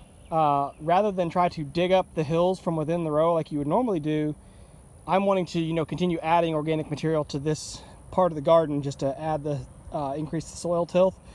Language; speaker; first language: English; native; English